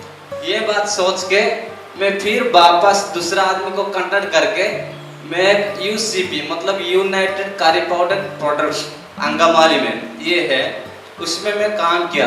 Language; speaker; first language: Hindi; non-native, local second language; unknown